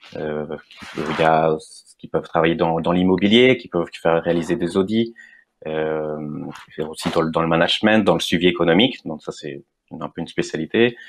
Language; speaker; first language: French; non-native, fluent; Spanish